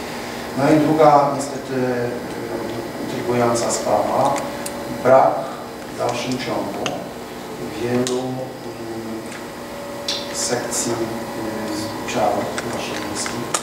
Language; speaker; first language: Polish; native; Polish